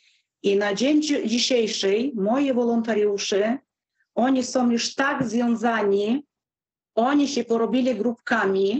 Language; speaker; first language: Polish; non-native, fluent; Ukrainian